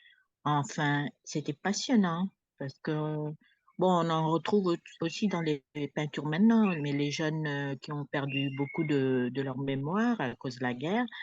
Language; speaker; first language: French; non-native, fluent; Khmer